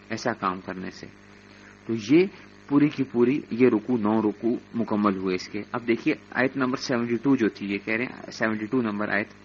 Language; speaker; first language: Urdu; native; Urdu